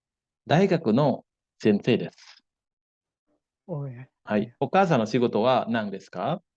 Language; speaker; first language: Japanese; non-native, fluent; Indonesian